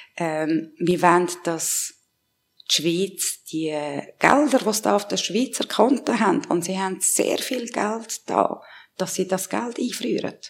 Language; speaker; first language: German; early bilingual, other home language; Persian